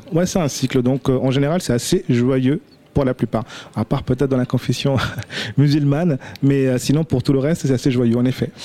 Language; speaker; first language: French; early bilingual, other home language; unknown